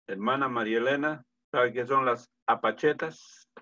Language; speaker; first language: Spanish; native; Spanish